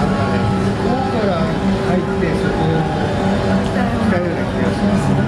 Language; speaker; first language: Japanese; native; Japanese